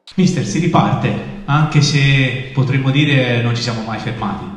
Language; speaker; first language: Italian; native; Italian